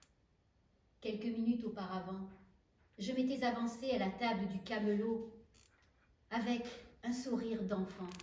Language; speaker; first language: French; native; French